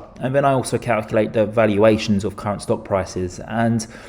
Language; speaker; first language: English; native; English